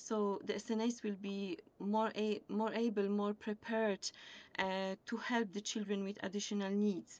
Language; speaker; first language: English; non-native, fluent; Polish